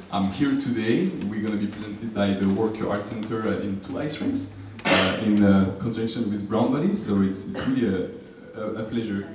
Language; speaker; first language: English; non-native, fluent; French